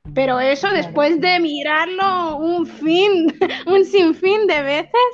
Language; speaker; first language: Spanish; early bilingual, other home language; Arabic